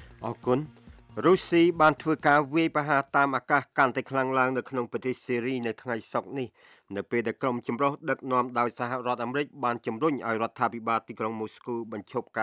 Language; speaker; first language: Khmer; native; Khmer